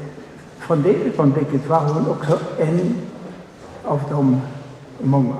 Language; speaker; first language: Swedish; non-native, fluent; German